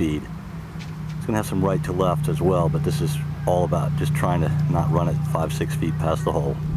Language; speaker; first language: English; native; English